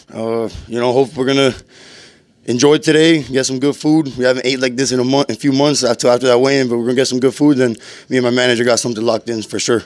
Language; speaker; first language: English; early bilingual, other home language; Spanish